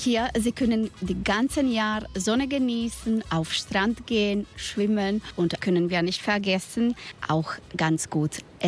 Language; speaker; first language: German; non-native, learner; Spanish